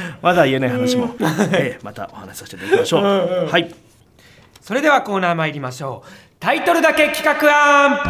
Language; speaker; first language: Japanese; native; Japanese